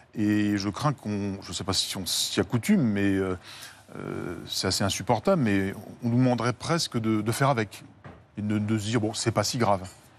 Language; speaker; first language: French; native; French